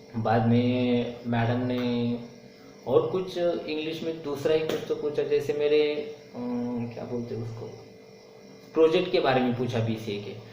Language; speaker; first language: Hindi; non-native, local second language; Marathi